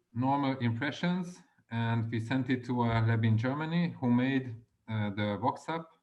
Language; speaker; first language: English; non-native, fluent; Hungarian